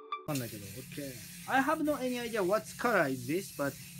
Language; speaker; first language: English; non-native, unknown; Japanese